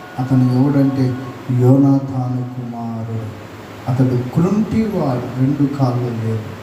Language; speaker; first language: Telugu; non-native, local second language; Lambadi